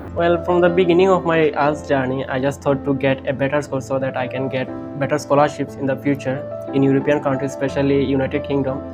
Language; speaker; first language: English; non-native, local second language; Bangla